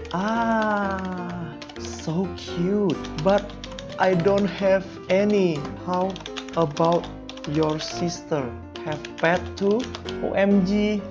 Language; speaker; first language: English; non-native, learner; Indonesian